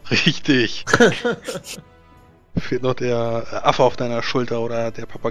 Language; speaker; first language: German; native; German